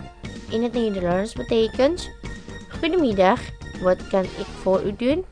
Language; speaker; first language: Dutch; non-native, learner; Indonesian